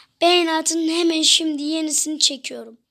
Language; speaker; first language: Turkish; native; Turkish